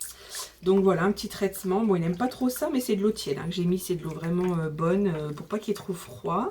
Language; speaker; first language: French; native; French